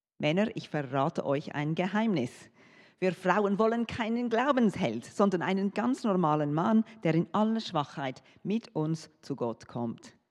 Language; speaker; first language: German; non-native, fluent; English